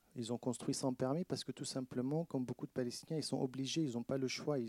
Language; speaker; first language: French; non-native, fluent; Arabic